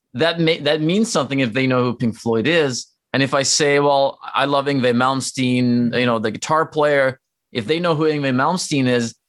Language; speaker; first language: English; non-native, fluent; Norwegian